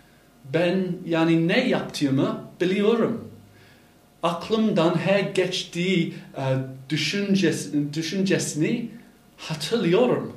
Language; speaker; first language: Turkish; non-native, fluent; English